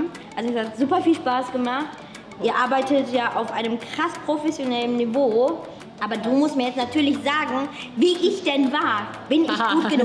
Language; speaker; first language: German; native; German